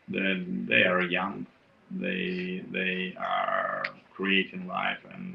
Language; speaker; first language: English; non-native, learner; Ukrainian